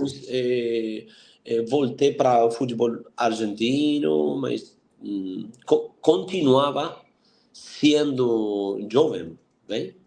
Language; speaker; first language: Portuguese; non-native, fluent; Spanish